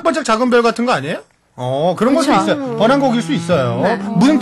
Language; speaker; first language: Korean; native; Korean